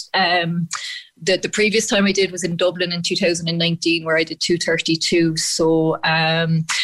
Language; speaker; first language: English; native; English